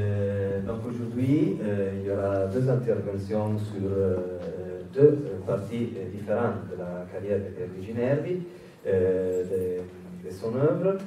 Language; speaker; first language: French; non-native, fluent; Italian